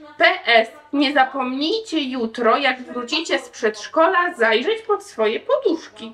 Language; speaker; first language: Polish; native; Polish